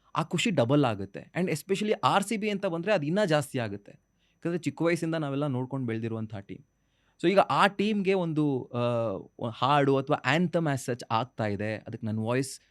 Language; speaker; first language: Kannada; native; Kannada